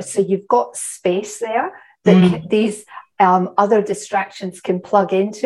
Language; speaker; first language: English; native; English